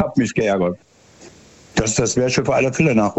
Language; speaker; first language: German; native; German